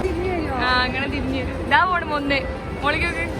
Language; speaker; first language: Malayalam; native; Malayalam